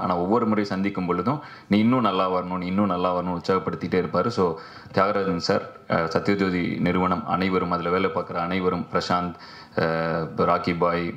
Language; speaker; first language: Tamil; native; Tamil